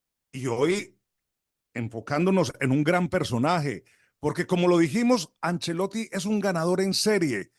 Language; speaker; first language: Spanish; native; Spanish